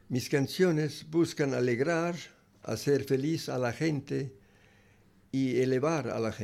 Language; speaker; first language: Spanish; non-native, learner; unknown